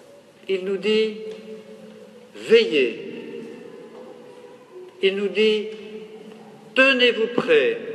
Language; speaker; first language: French; native; French